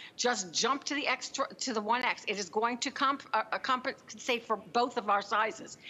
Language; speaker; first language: English; native; English